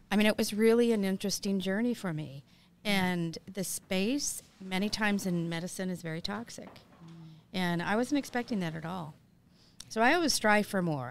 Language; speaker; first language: English; native; English